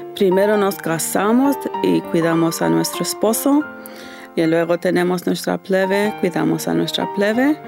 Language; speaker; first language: Spanish; early bilingual, heritage; Spanish